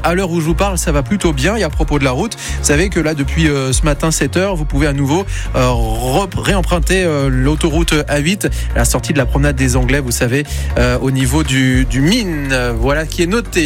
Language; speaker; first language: French; native; French